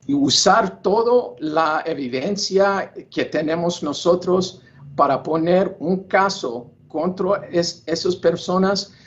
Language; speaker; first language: Spanish; non-native, learner; English